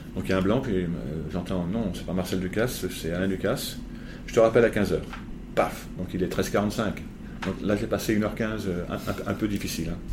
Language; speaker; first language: French; native; French